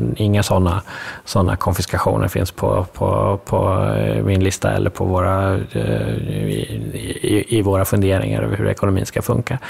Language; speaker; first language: Swedish; early bilingual, other home language; Persian